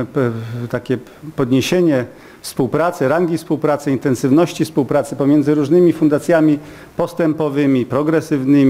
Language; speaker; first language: Polish; native; Polish